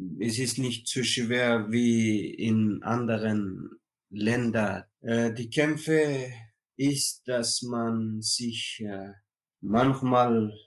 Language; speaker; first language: German; non-native, learner; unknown